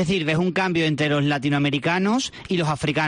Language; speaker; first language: Spanish; native; Spanish